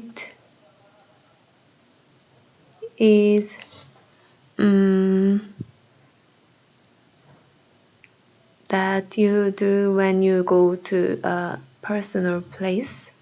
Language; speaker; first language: English; non-native, learner; Korean